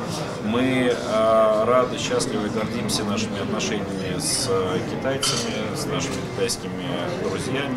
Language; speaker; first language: Russian; native; Russian